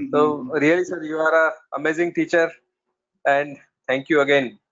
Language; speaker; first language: Hindi; non-native, local second language; Gujarati